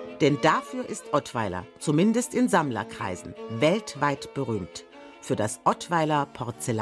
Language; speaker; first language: German; native; German